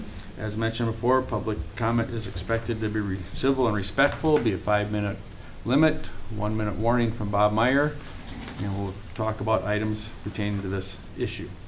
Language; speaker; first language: English; native; English